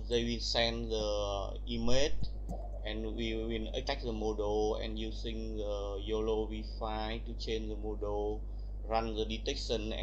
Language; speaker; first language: English; non-native, learner; Vietnamese